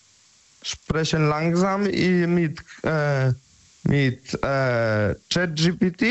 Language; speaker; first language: German; non-native, learner; Polish